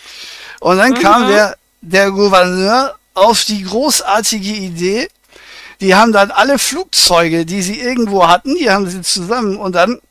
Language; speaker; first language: German; native; German